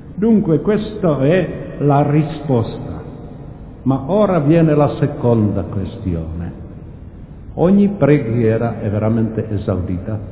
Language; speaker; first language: Italian; non-native, fluent; Czech